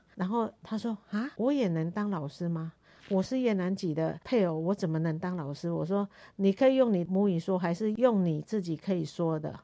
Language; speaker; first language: Chinese; non-native, local second language; Hakka Chinese